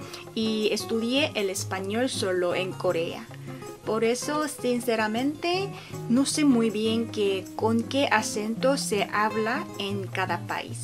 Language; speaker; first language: Spanish; non-native, fluent; Korean